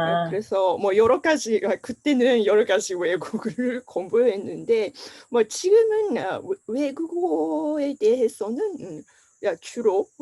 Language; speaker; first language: Korean; non-native, fluent; Japanese